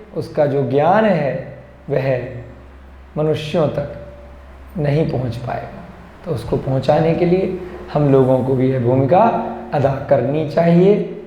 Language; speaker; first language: Hindi; native; Hindi